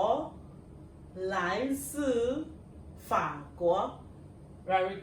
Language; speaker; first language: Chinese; non-native, fluent; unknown